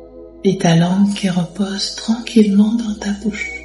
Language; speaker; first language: French; native; French